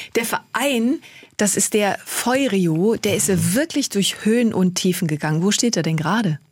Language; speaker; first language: German; native; German